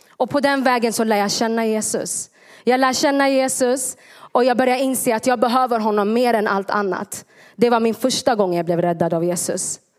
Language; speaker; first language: Swedish; early bilingual, other home language; Tigrinya